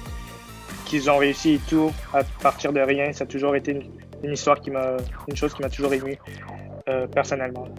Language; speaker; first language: French; early bilingual, other home language; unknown